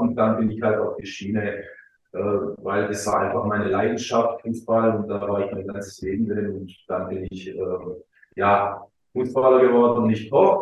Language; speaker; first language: German; early bilingual, other home language; Croatian